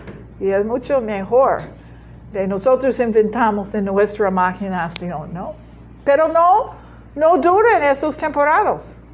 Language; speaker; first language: Spanish; non-native, learner; English